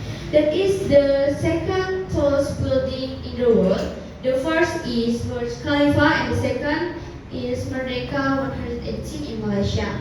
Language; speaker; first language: English; non-native, learner; Indonesian